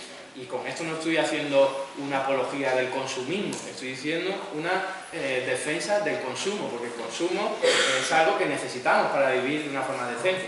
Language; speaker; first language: Spanish; native; Spanish